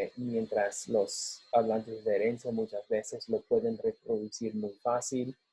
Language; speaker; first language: Spanish; non-native, fluent; English